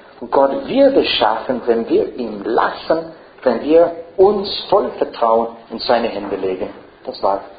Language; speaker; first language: German; non-native, fluent; English